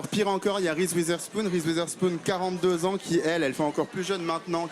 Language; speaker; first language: French; native; French